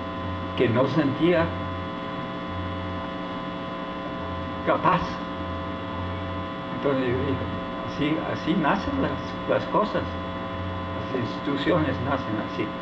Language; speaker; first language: Spanish; non-native, fluent; English